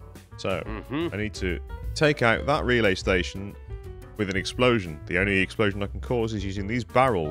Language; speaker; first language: English; native; English